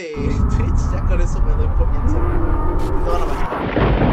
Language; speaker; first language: Spanish; native; Spanish